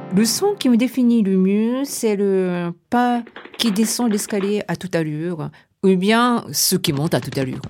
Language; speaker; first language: French; non-native, fluent; Japanese